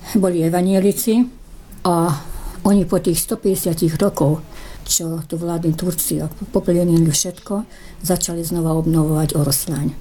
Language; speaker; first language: Slovak; early bilingual, heritage; Slovak